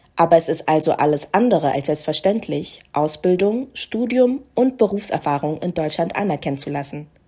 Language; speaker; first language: German; native; German